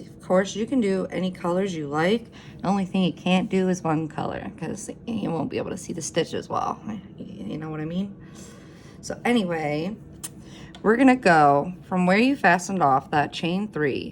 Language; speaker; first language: English; native; English